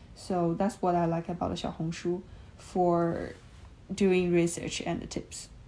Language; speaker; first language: English; non-native, fluent; Chinese